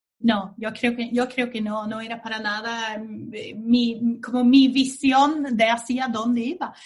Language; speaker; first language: Spanish; non-native, fluent; Swedish